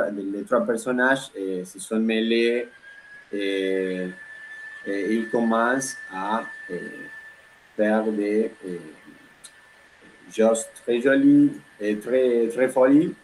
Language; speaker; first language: French; non-native, learner; Spanish